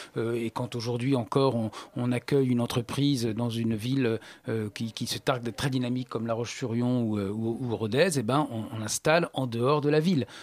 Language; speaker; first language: French; native; French